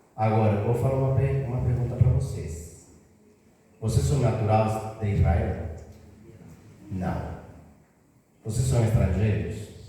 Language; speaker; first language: Portuguese; non-native, fluent; Spanish